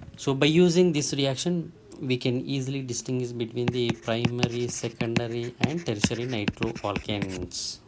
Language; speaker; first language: English; non-native, local second language; Telugu